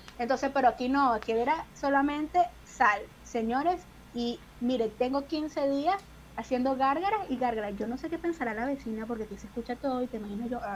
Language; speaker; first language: Spanish; native; Spanish